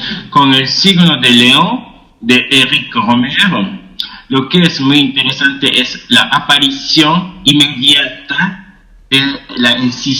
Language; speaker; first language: Spanish; non-native, fluent; Japanese